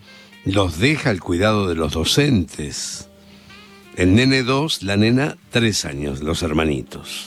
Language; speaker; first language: Spanish; native; Spanish